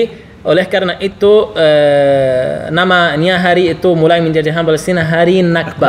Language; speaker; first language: Indonesian; non-native, learner; Arabic